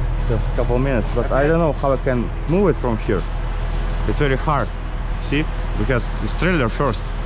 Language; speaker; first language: English; non-native, learner; Russian